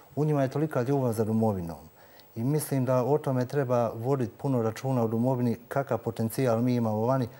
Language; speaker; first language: Croatian; native; Croatian